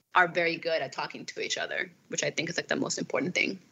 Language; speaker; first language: English; non-native, fluent; Spanish